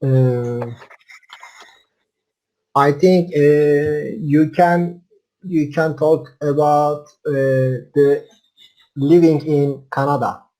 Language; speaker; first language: English; non-native, learner; Turkish